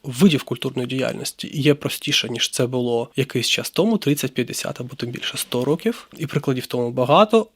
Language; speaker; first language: Ukrainian; native; Ukrainian